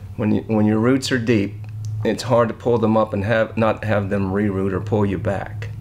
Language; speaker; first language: English; native; English